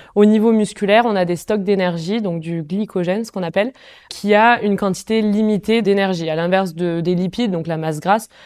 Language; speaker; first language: French; native; French